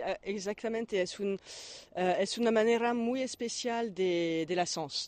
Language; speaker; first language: Spanish; non-native, learner; French